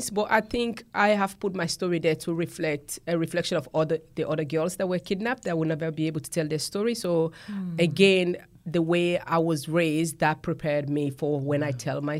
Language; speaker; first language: English; non-native, local second language; Krio